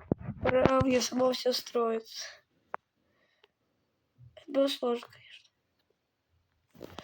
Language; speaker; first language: Russian; native; Russian